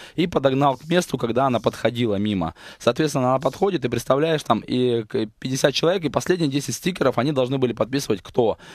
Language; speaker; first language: Russian; native; Russian